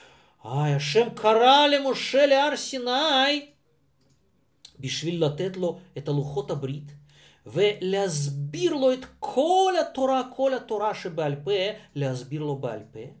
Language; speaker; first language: Hebrew; non-native, fluent; Russian